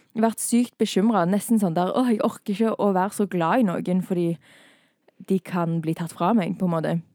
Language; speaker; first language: Norwegian; native; Norwegian